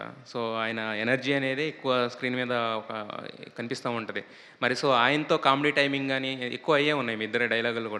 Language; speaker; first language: Telugu; native; Telugu